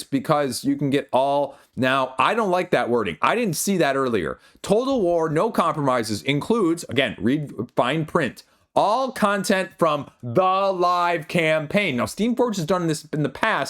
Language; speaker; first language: English; native; English